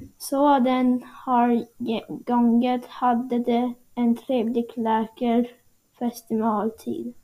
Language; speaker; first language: Swedish; non-native, learner; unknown